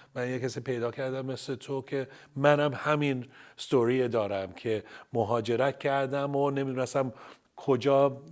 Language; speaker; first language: Persian; early bilingual, heritage; Persian